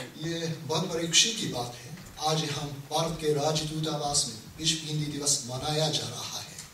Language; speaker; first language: Hindi; non-native, fluent; Japanese